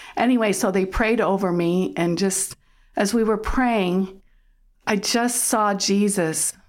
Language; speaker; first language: English; early bilingual, other home language; German